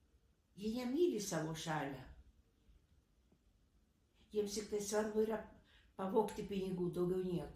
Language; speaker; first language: Lithuanian; early bilingual, heritage; Lithuanian